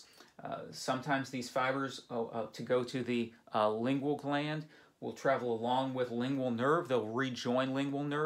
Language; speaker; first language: English; native; English